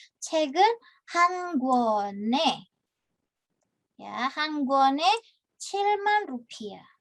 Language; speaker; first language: Korean; non-native, fluent; Indonesian